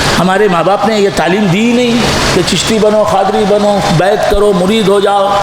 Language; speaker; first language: Urdu; native; Urdu